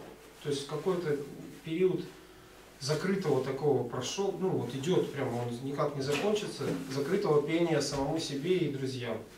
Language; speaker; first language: Russian; native; Russian